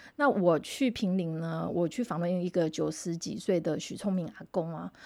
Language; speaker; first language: Chinese; non-native, local second language; Min Nan Chinese